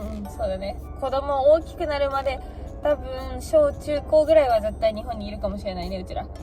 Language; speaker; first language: Japanese; native; Japanese